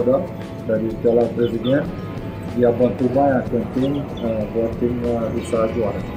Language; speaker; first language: Indonesian; non-native, fluent; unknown